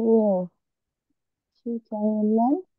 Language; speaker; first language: Korean; non-native, learner; Indonesian